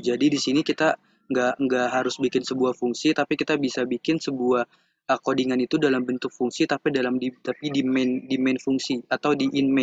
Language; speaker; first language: Indonesian; native; Indonesian